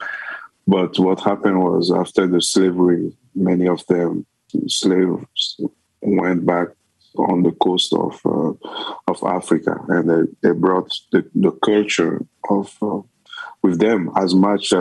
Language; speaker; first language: English; non-native, fluent; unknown